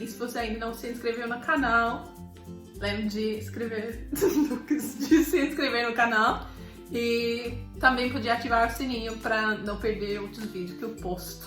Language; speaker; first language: Portuguese; non-native, fluent; English